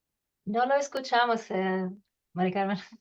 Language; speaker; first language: Spanish; non-native, learner; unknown